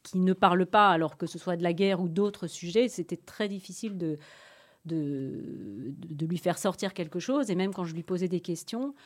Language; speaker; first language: French; native; French